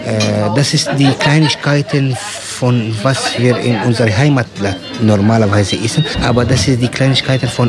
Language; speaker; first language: German; non-native, learner; Arabic